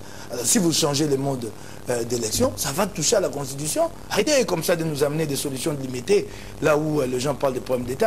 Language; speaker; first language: French; non-native, local second language; Lingala